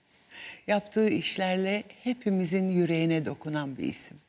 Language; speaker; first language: Turkish; native; Turkish